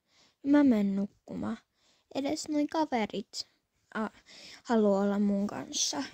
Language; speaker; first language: Finnish; early bilingual, other home language; Polish